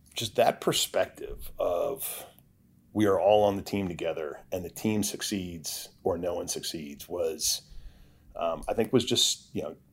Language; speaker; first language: English; native; English